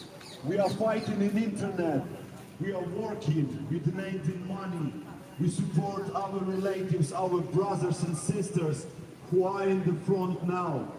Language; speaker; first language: English; non-native, learner; Ukrainian